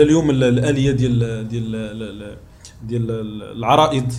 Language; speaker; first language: Arabic; native; Arabic